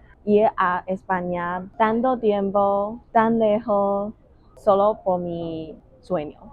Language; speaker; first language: Spanish; non-native, learner; Chinese